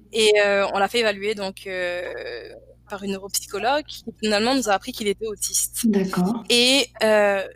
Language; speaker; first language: French; native; French